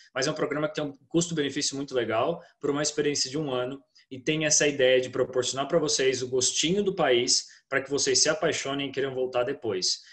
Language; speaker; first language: Portuguese; native; Portuguese